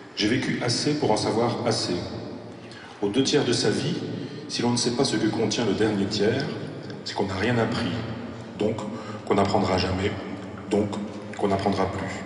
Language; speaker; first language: French; native; French